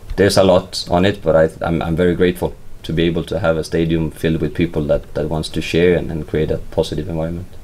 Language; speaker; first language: English; non-native, fluent; Swedish